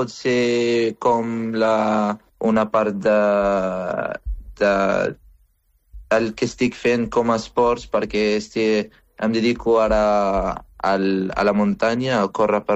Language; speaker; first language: Catalan; non-native, fluent; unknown